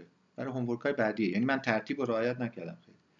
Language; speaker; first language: Persian; native; Persian